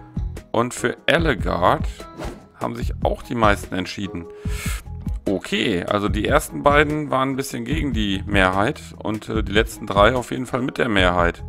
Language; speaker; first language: German; native; German